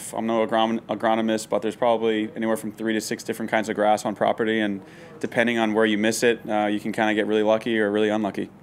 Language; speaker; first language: English; native; English